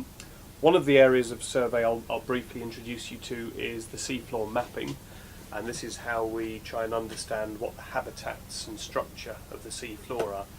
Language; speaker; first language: English; native; English